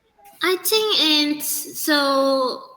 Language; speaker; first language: English; non-native, learner; Indonesian